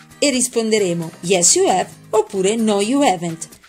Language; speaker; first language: English; non-native, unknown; Italian